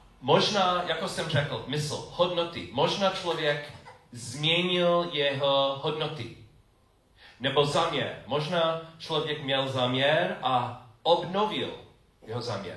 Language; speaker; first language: Czech; non-native, learner; English